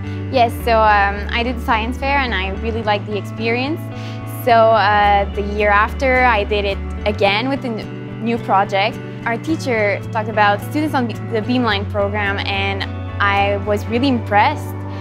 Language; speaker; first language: English; non-native, local second language; French